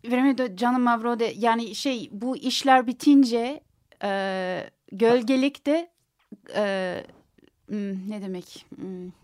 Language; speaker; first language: Turkish; non-native, fluent; English